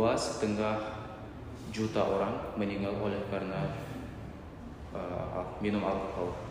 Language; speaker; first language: Indonesian; non-native, learner; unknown